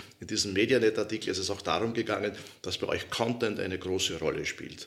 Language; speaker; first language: German; native; German